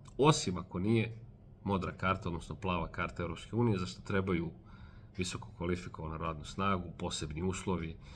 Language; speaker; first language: Bosnian; native; Bosnian